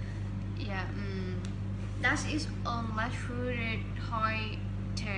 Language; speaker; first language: German; non-native, learner; Vietnamese